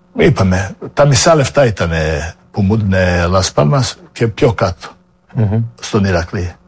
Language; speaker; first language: Greek; non-native, fluent; Serbian